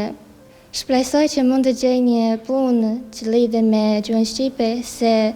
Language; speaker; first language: Albanian; non-native, learner; Chinese